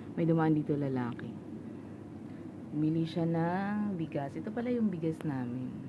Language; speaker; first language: Filipino; non-native, local second language; Cebuano